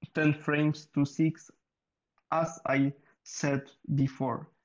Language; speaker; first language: English; non-native, learner; Polish